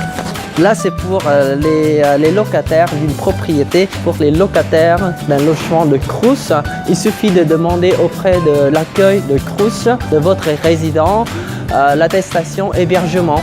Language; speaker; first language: French; non-native, fluent; Vietnamese